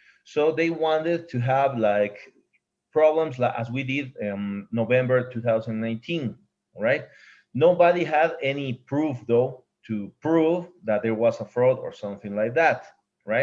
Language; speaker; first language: English; non-native, fluent; Spanish